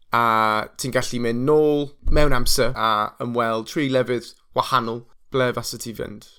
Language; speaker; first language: Welsh; non-native, learner; English